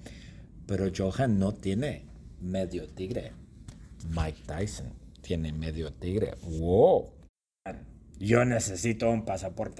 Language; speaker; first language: Spanish; non-native, fluent; English